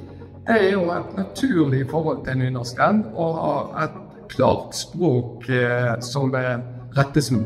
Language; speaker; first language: Norwegian; native; Norwegian